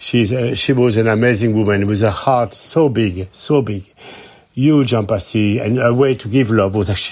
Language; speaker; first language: English; non-native, fluent; French